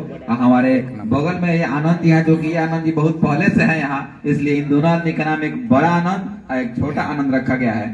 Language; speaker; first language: Hindi; native; Hindi